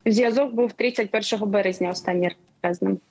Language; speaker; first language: Ukrainian; non-native, local second language; Russian